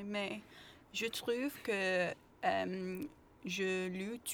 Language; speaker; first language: French; non-native, learner; English